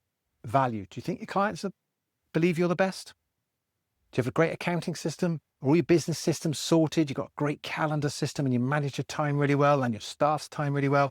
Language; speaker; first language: English; native; English